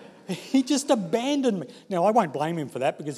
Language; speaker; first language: English; native; English